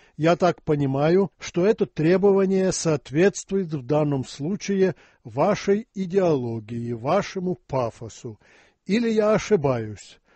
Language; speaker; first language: Russian; non-native, local second language; Ukrainian